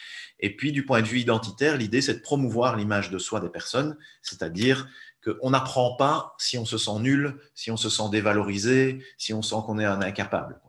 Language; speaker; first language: French; native; French